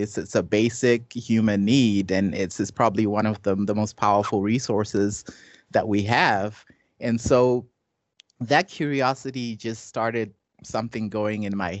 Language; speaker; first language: English; non-native, local second language; Shona